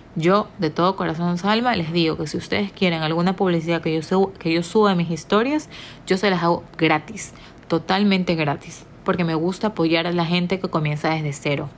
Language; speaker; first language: Spanish; native; Spanish